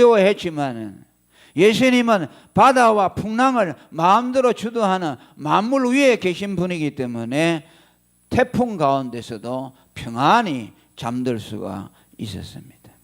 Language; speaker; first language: Korean; native; Korean